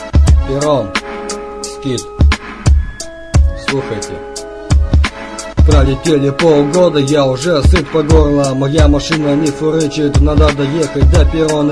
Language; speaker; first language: Russian; native; Russian